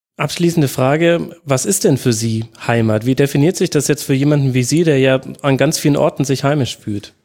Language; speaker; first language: German; native; German